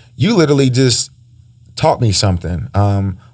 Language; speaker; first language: English; early bilingual, other home language; Spanish